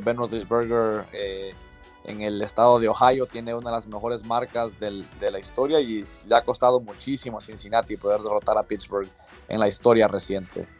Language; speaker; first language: Spanish; native; Spanish